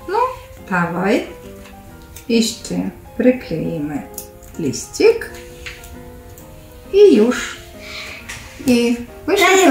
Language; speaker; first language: Polish; non-native, learner; Ukrainian